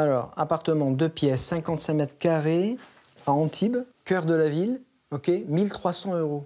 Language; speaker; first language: French; native; French